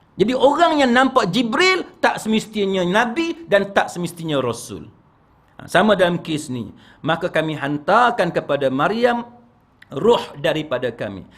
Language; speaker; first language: Malay; native; Malay